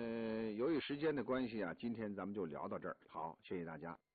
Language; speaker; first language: Chinese; native; Chinese